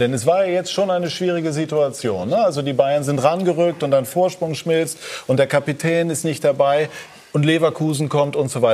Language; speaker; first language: German; native; German